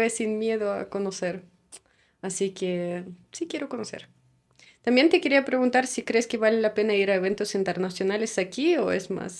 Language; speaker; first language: Spanish; non-native, fluent; Russian